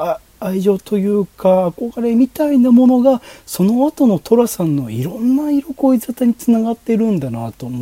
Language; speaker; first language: Japanese; native; Japanese